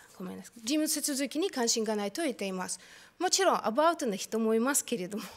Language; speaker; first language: Japanese; non-native, fluent; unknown